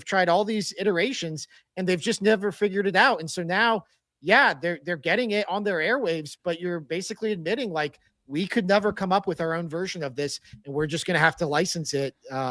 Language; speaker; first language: English; native; English